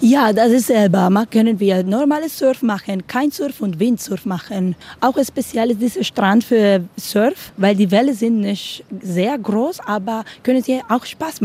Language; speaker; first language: German; non-native, learner; Spanish